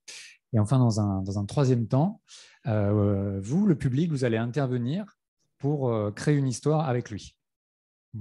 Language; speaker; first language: French; native; French